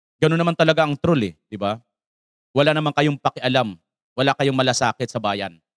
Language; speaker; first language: Filipino; native; Filipino